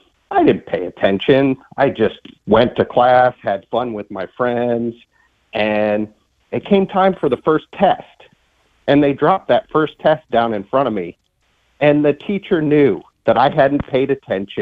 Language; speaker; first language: English; native; English